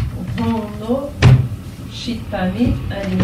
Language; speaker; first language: Japanese; non-native, learner; Portuguese